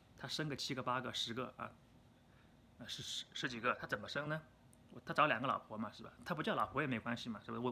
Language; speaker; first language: Chinese; native; Chinese